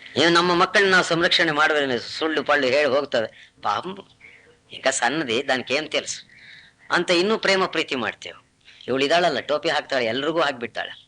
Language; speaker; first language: Kannada; non-native, local second language; Telugu